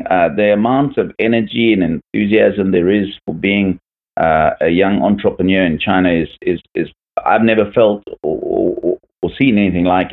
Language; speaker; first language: English; native; English